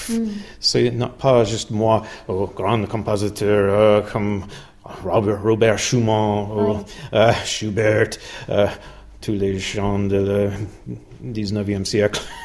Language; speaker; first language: French; non-native, learner; English